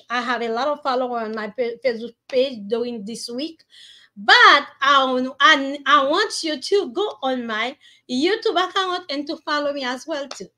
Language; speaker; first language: English; non-native, learner; Haitian Creole